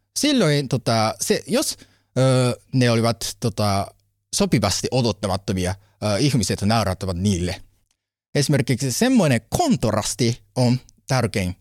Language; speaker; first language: Finnish; non-native, learner; Japanese